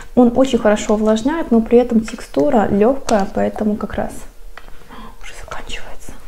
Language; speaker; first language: Russian; non-native, fluent; Korean